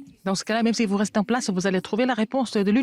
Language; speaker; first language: French; non-native, fluent; Korean